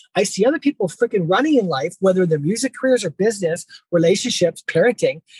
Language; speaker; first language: English; native; English